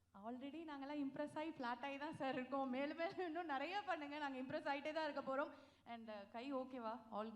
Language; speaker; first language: Tamil; native; Tamil